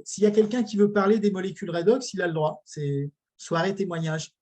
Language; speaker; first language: French; native; French